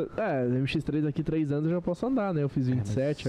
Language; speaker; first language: Portuguese; native; Portuguese